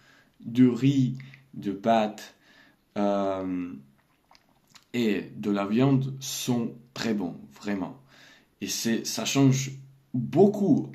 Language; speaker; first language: French; non-native, learner; Russian